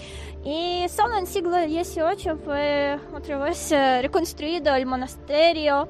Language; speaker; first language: Spanish; non-native, fluent; Ukrainian